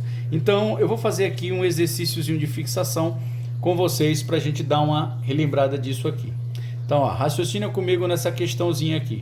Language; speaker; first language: Portuguese; native; Portuguese